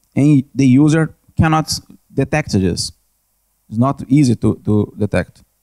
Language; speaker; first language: English; non-native, learner; Portuguese